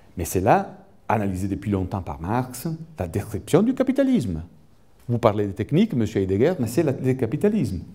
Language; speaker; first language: French; non-native, fluent; Italian